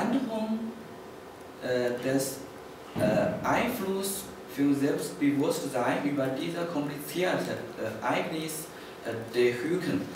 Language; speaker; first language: German; non-native, learner; Chinese